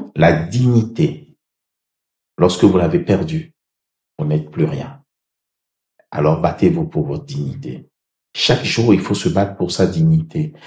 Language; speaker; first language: French; native; French